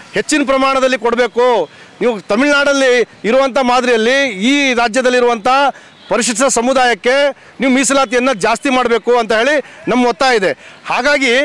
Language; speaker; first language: Kannada; non-native, local second language; Lambadi